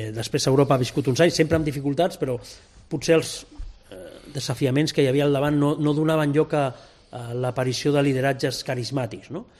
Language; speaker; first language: Catalan; non-native, local second language; Spanish